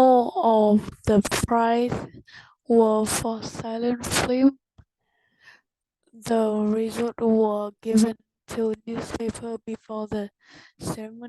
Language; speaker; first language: English; non-native, learner; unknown